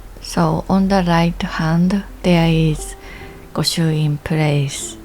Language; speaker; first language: English; non-native, learner; Japanese